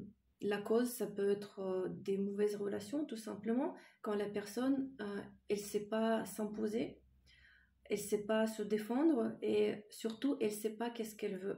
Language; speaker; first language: French; non-native, fluent; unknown